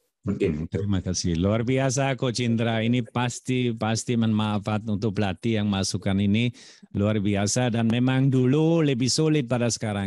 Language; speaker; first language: Indonesian; non-native, fluent; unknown